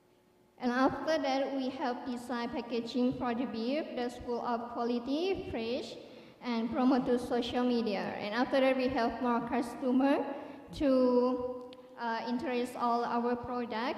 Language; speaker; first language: English; non-native, learner; Thai